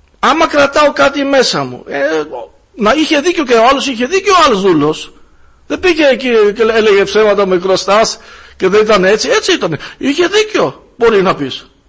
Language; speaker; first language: Greek; non-native, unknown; German